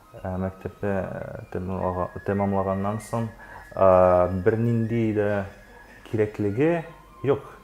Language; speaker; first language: Tatar; non-native, local second language; Russian